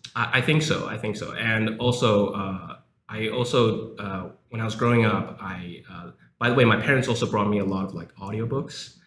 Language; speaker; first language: English; early bilingual, other home language; Chinese